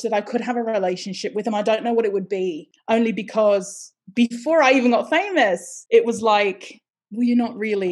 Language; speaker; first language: English; native; English